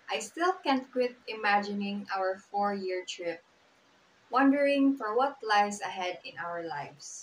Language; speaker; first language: English; non-native, local second language; Cebuano